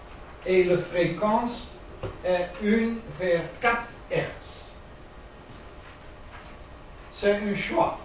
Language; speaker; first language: French; non-native, learner; Dutch